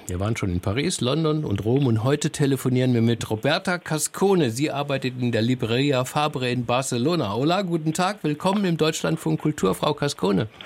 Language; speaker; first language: German; native; German